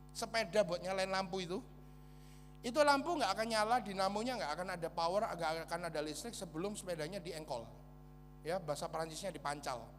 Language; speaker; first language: Indonesian; native; Indonesian